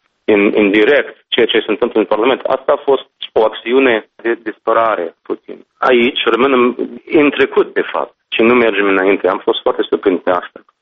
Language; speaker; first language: Romanian; non-native, fluent; English